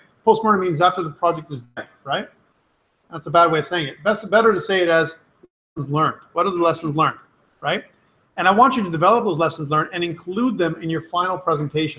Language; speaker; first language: English; native; English